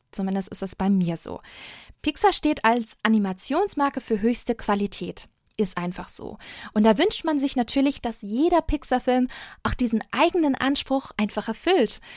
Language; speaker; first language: German; native; German